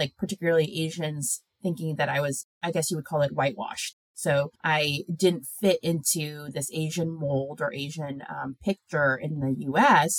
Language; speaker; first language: English; early bilingual, other home language; Korean